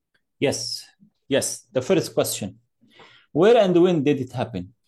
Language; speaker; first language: English; non-native, fluent; Arabic